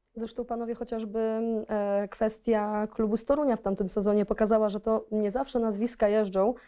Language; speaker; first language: Polish; native; Polish